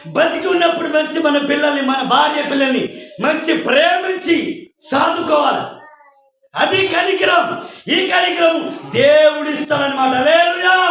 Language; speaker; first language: Telugu; non-native, local second language; Koya